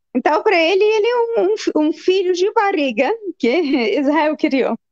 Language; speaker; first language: Portuguese; non-native, fluent; Arabic